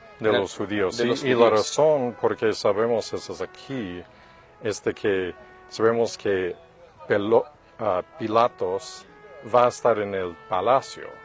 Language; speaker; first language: Spanish; non-native, fluent; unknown